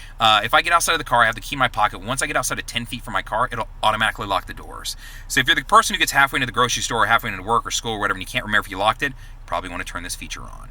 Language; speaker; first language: English; native; English